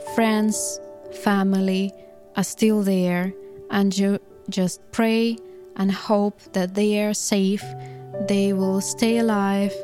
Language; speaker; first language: English; non-native, fluent; Ukrainian